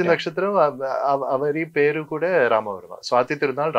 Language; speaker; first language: Telugu; non-native, learner; Malayalam